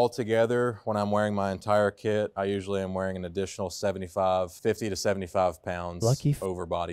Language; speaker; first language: English; native; English